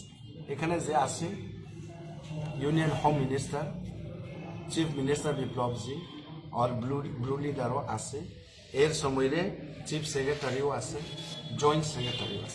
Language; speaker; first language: Bangla; non-native, local second language; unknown